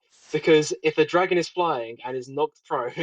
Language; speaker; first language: English; native; English